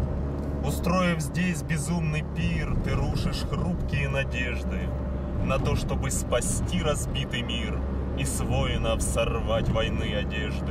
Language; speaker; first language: Russian; native; Russian